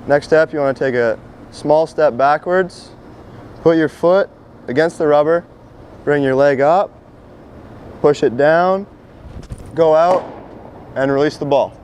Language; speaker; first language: English; native; English